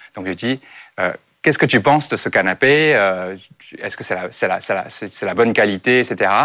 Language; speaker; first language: French; non-native, fluent; Chinese